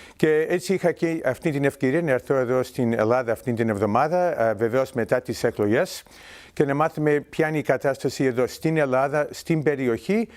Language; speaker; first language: Greek; early bilingual, heritage; Greek